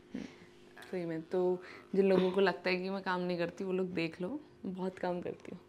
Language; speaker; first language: Hindi; native; Hindi